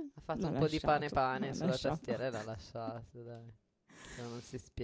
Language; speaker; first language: Italian; native; Italian